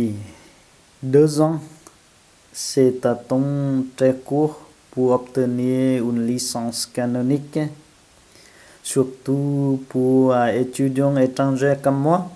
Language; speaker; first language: French; non-native, fluent; Vietnamese